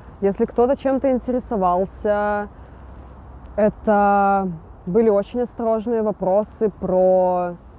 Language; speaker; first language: Russian; native; Russian